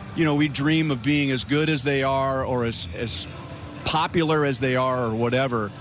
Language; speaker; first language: English; native; English